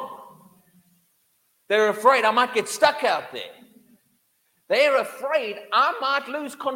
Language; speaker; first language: English; native; English